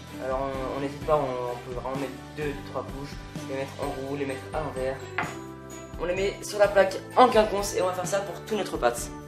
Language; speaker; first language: French; native; French